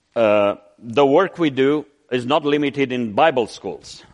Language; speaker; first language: English; non-native, fluent; Romanian